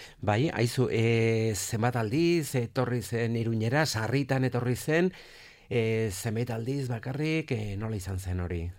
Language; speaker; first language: Basque; native; Basque